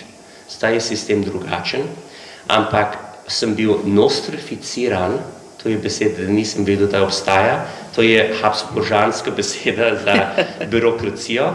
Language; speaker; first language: Slovenian; non-native, learner; English